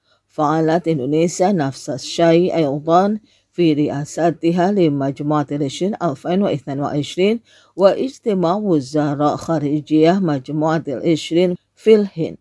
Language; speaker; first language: Arabic; non-native, fluent; Indonesian